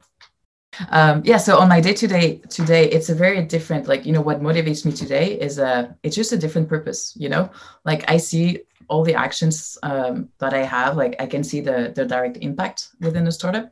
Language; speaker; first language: English; non-native, fluent; French